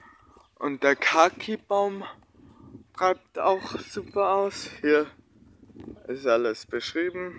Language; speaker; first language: German; non-native, learner; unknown